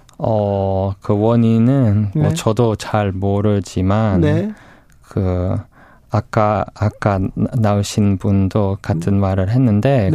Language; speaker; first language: Korean; non-native, fluent; English